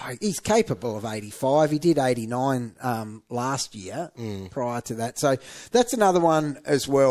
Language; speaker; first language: English; native; English